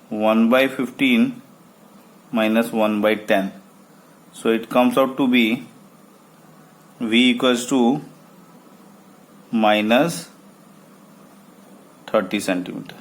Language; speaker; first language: English; non-native, local second language; Hindi